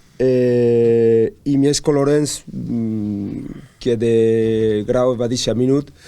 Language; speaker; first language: Polish; non-native, learner; Spanish